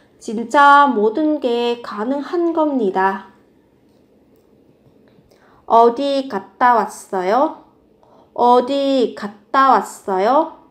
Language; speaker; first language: Korean; non-native, fluent; Vietnamese